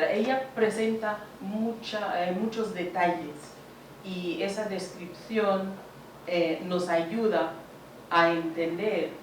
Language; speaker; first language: Spanish; non-native, fluent; English